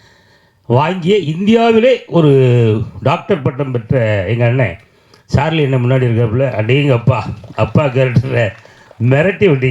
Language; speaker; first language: Tamil; native; Tamil